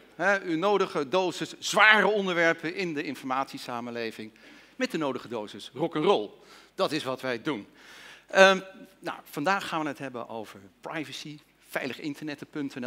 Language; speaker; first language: Dutch; native; Dutch